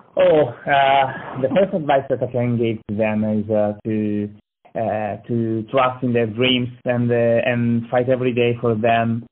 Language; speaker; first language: English; non-native, learner; Italian